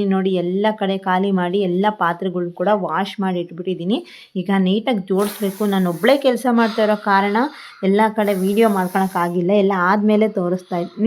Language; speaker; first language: Kannada; native; Kannada